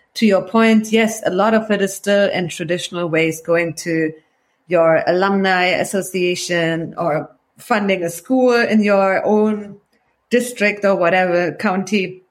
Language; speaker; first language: English; non-native, fluent; German